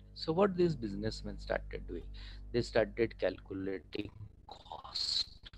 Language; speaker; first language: English; non-native, local second language; Marathi